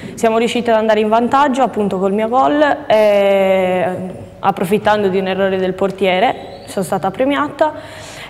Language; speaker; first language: Italian; native; Italian